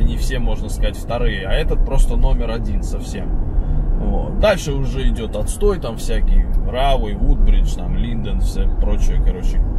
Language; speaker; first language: Russian; native; Russian